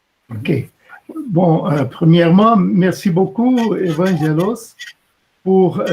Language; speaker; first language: French; non-native, fluent; Portuguese